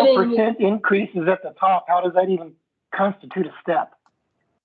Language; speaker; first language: English; native; English